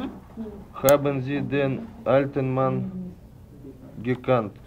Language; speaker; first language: German; non-native, learner; Turkish